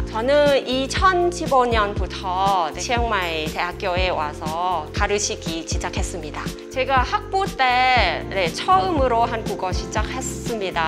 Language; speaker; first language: Korean; non-native, fluent; Thai